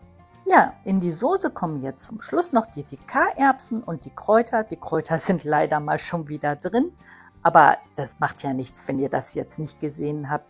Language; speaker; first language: German; native; German